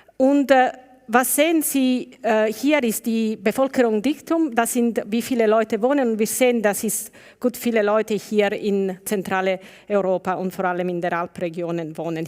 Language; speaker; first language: German; non-native, learner; Italian